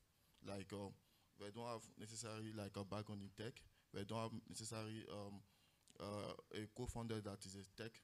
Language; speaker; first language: English; non-native, local second language; French